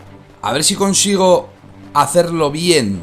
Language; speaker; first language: Spanish; native; Spanish